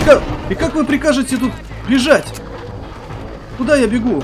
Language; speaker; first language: Russian; native; Russian